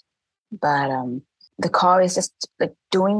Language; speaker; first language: English; non-native, fluent; Thai